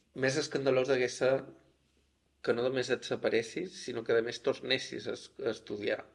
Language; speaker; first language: Catalan; native; Catalan